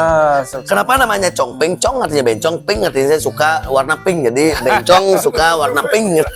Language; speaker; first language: Indonesian; non-native, local second language; Balinese